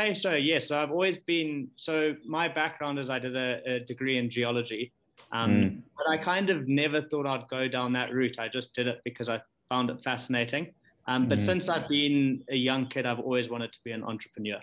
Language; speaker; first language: English; native; English